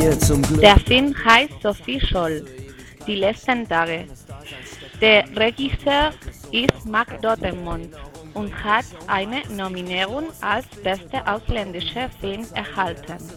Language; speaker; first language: German; non-native, learner; Spanish